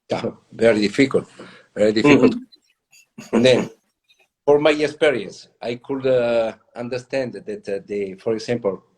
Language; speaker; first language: English; non-native, learner; Italian